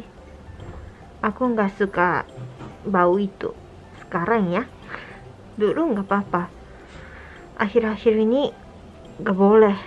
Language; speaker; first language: Indonesian; non-native, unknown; Japanese